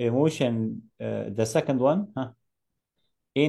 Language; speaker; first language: English; non-native, fluent; Arabic